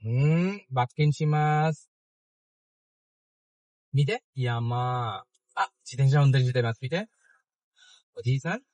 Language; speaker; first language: Japanese; non-native, learner; Bangla